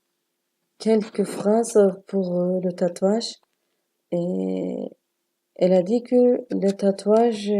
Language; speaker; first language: French; non-native, learner; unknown